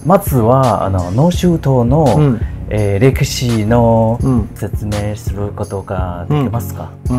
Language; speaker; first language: Japanese; non-native, learner; Chinese